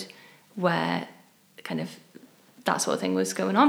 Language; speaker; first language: English; native; English